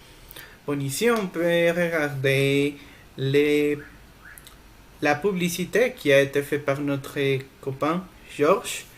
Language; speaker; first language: French; non-native, fluent; Spanish